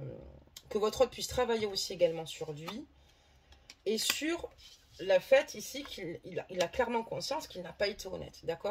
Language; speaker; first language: French; native; French